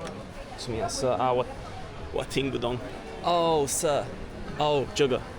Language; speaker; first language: Chinese; non-native, learner; English